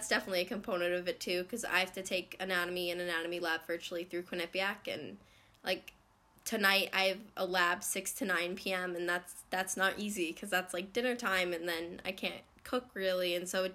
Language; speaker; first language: English; native; English